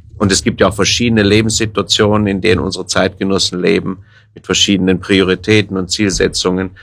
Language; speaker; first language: German; native; German